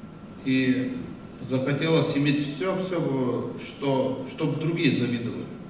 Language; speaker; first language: Russian; non-native, local second language; Lithuanian